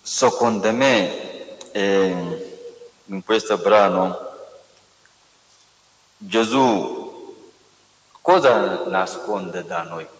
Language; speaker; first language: Italian; non-native, learner; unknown